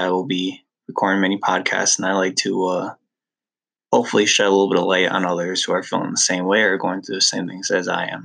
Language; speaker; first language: English; native; English